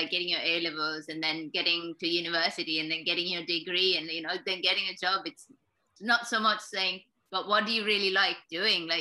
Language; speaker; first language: English; non-native, local second language; Sinhala